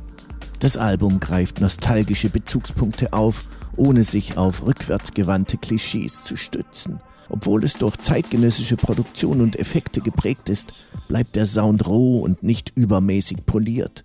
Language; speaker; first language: German; native; German